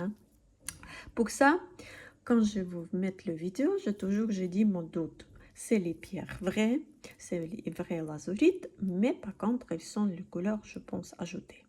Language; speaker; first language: French; non-native, learner; Russian